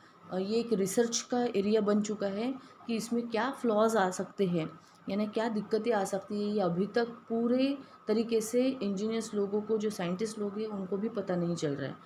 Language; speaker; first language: Hindi; non-native, local second language; Marathi